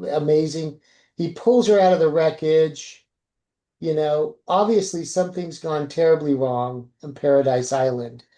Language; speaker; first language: English; native; English